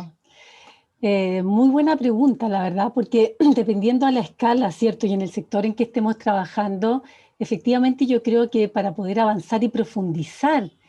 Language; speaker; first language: Spanish; native; Spanish